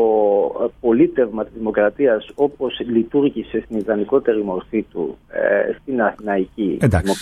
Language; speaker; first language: Greek; native; Greek